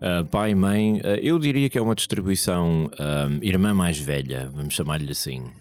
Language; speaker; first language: Portuguese; native; Portuguese